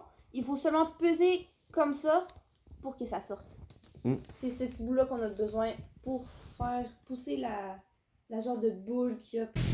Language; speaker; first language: French; native; French